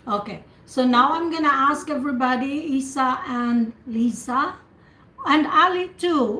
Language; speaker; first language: English; non-native, fluent; Filipino